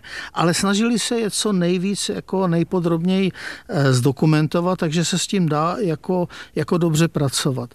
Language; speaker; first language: Czech; native; Czech